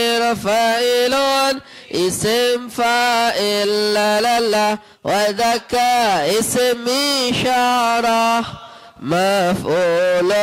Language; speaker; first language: Arabic; non-native, fluent; Indonesian